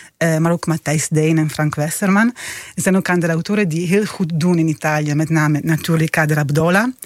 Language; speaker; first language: Dutch; non-native, fluent; Italian